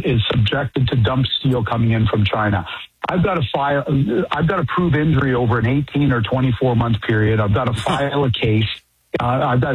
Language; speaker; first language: English; native; English